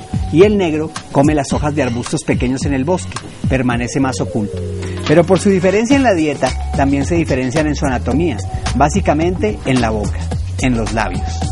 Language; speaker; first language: Spanish; native; Spanish